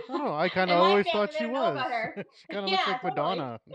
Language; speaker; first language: English; native; English